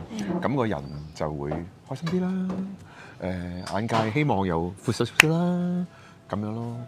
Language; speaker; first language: Cantonese; native; Cantonese